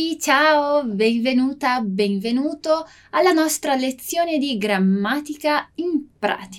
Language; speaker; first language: Italian; non-native, fluent; Portuguese